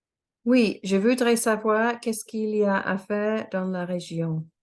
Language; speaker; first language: French; non-native, fluent; English